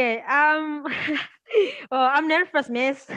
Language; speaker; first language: English; non-native, learner; Indonesian